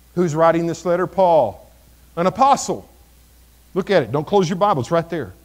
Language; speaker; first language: English; native; English